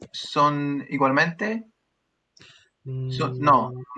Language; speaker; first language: Spanish; non-native, learner; English